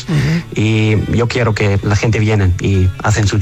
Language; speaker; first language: Spanish; non-native, learner; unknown